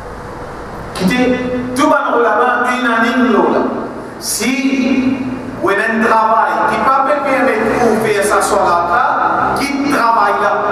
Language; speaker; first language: French; non-native, local second language; Morisyen